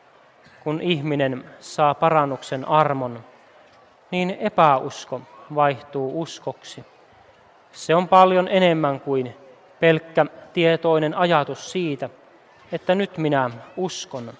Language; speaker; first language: Finnish; native; Finnish